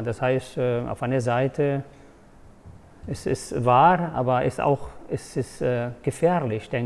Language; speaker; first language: German; non-native, fluent; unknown